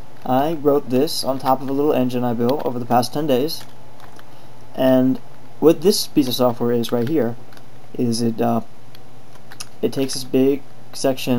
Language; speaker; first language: English; native; English